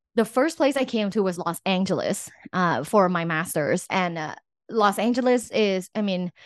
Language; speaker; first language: English; non-native, fluent; Thai